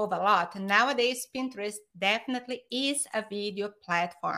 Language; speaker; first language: English; non-native, fluent; Portuguese